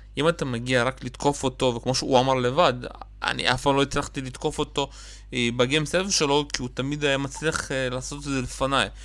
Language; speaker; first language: Hebrew; early bilingual, other home language; Russian